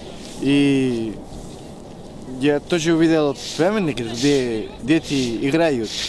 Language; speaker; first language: Russian; non-native, fluent; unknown